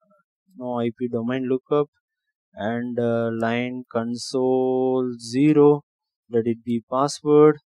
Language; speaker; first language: English; non-native, local second language; Tamil